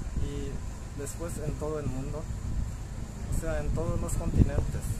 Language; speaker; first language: Spanish; early bilingual, other home language; Japanese